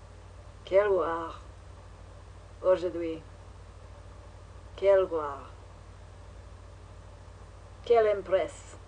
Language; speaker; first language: French; non-native, learner; English